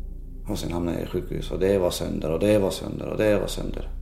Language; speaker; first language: Swedish; early bilingual, other home language; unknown